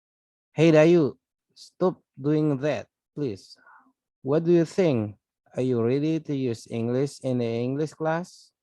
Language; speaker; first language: English; non-native, learner; Indonesian